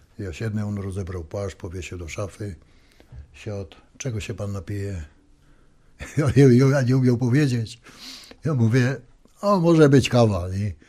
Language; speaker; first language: Polish; native; Polish